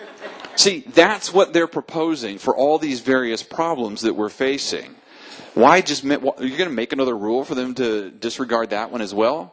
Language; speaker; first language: English; native; English